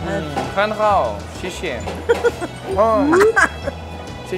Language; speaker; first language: Chinese; non-native, learner; French